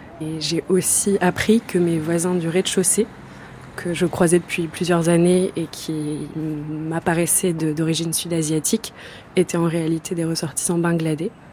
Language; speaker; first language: French; native; French